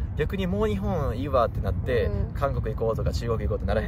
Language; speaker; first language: Japanese; native; Japanese